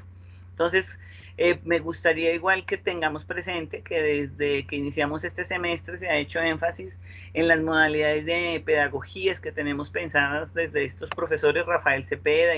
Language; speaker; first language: Spanish; native; Spanish